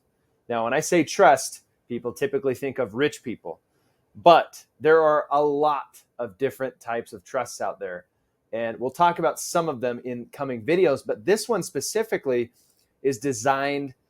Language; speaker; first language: English; native; English